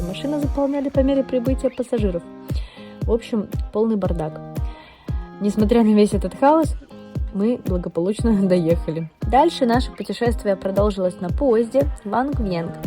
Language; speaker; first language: Russian; native; Russian